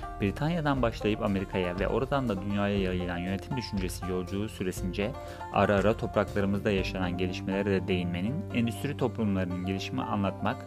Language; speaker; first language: Turkish; native; Turkish